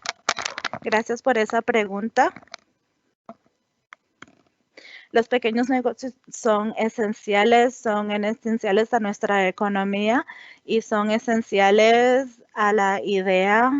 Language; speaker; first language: Spanish; non-native, fluent; English